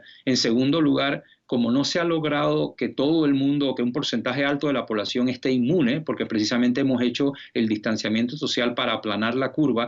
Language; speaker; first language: Spanish; native; Spanish